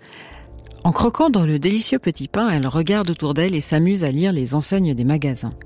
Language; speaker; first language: French; native; French